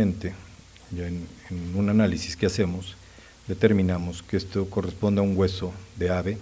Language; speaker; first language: Spanish; native; Spanish